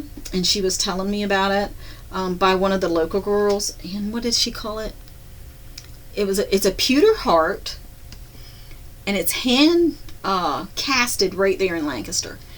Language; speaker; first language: English; native; English